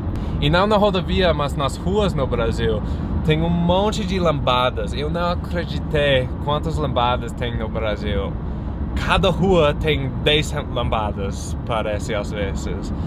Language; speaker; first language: Portuguese; non-native, fluent; English